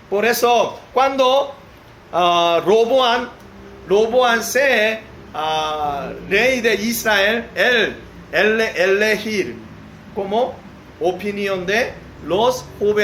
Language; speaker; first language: Spanish; non-native, learner; Korean